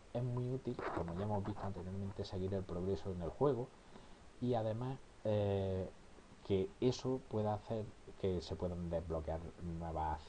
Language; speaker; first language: Spanish; native; Spanish